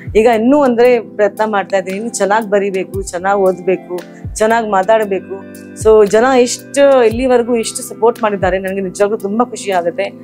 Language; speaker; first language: Kannada; non-native, local second language; Hindi